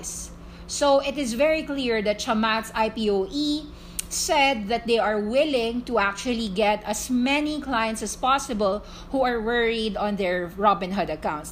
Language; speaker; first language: English; non-native, local second language; Filipino